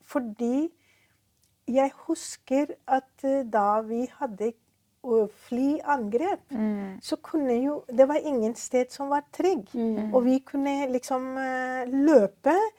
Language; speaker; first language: Norwegian; non-native, fluent; Urdu